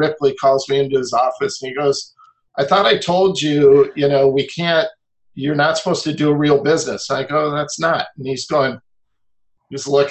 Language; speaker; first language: English; native; English